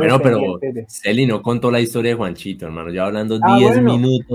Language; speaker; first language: Spanish; native; Spanish